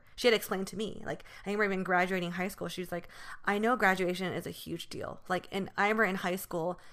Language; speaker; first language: English; early bilingual, other home language; Chinese